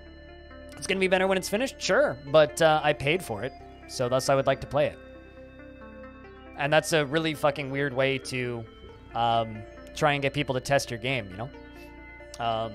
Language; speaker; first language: English; native; English